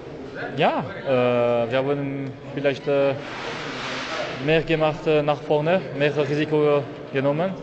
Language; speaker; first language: German; non-native, learner; French